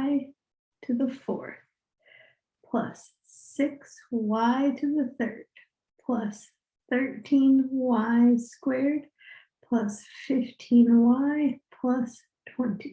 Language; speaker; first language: English; native; English